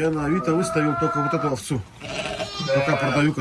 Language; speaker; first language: Russian; native; Russian